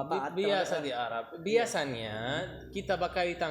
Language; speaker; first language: Indonesian; non-native, learner; Arabic